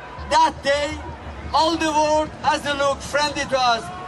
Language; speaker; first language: English; non-native, learner; Persian